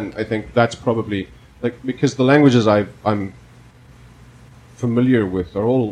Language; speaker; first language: English; non-native, local second language; Afrikaans